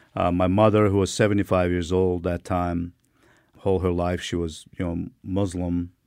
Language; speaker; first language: English; non-native, fluent; Turkmen